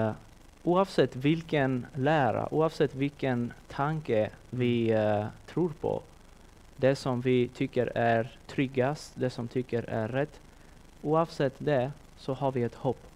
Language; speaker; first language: Swedish; non-native, fluent; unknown